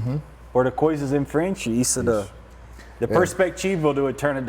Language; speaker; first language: Portuguese; non-native, learner; English